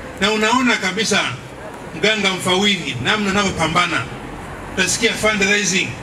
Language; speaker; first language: Swahili; native; Swahili